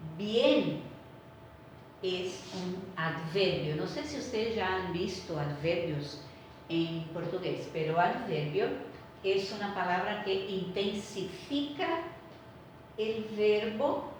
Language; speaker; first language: Spanish; non-native, fluent; Portuguese